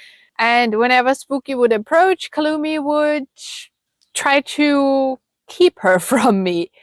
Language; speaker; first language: English; non-native, fluent; German